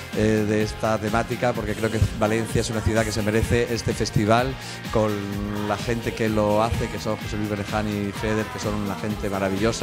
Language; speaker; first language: Spanish; native; Spanish